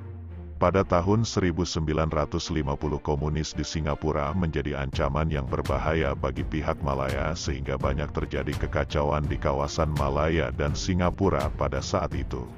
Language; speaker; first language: Indonesian; native; Indonesian